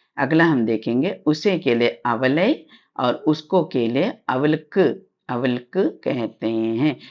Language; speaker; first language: Hindi; non-native, local second language; Tamil